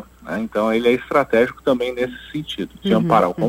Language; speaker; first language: Portuguese; native; Portuguese